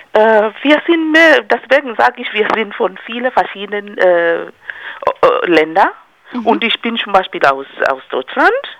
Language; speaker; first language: German; non-native, fluent; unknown